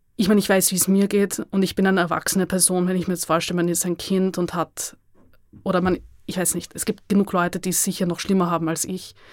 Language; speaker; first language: German; native; German